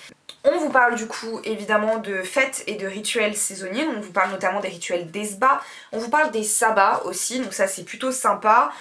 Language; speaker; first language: French; native; French